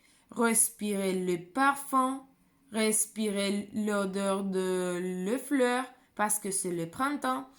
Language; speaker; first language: French; non-native, fluent; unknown